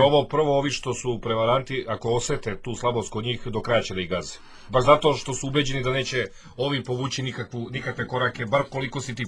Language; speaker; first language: Serbian; native; Serbian